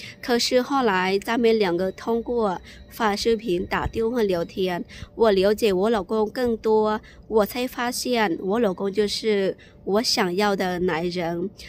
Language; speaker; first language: Chinese; non-native, fluent; Lao